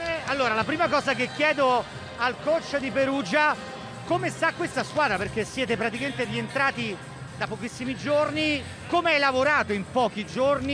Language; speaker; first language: Italian; native; Italian